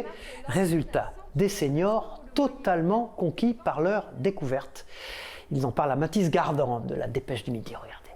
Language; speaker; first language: French; native; French